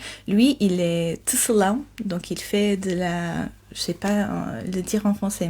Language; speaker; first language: French; non-native, fluent; Portuguese